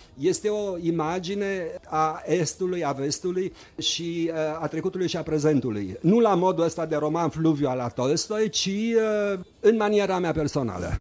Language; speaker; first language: Romanian; non-native, local second language; German